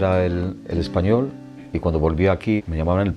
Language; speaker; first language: Spanish; early bilingual, heritage; Spanish